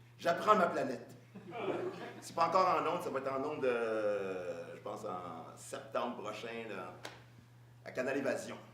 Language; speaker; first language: French; early bilingual, other home language; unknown